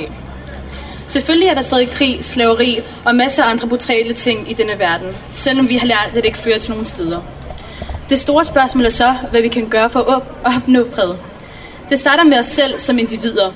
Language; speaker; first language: Danish; native; Danish